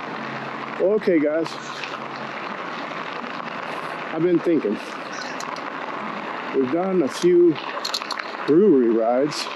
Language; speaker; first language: English; native; English